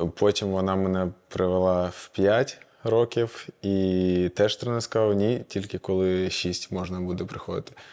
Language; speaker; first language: Ukrainian; non-native, local second language; Russian